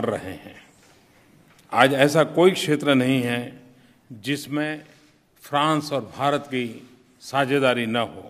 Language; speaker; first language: Hindi; non-native, local second language; Gujarati